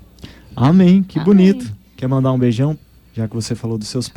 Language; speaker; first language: Portuguese; native; Portuguese